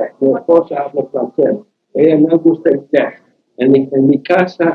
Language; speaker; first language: Spanish; non-native, learner; English